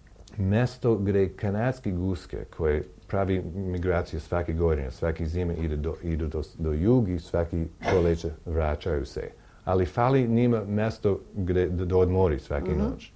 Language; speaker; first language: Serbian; non-native, learner; English